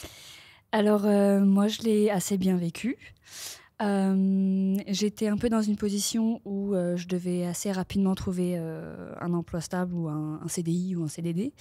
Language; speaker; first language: French; native; French